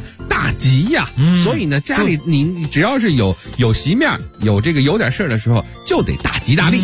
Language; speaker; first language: Chinese; native; Chinese